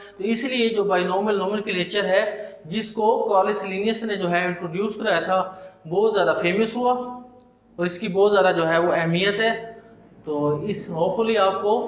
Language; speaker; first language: Urdu; non-native, local second language; Punjabi